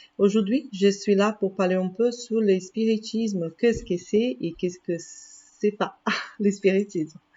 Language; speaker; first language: French; non-native, fluent; Portuguese